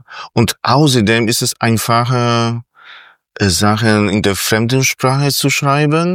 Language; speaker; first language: German; non-native, fluent; Polish